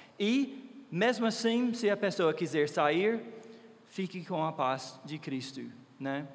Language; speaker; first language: Portuguese; non-native, fluent; English